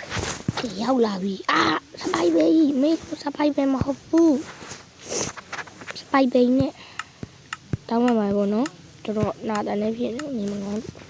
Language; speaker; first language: Burmese; native; Burmese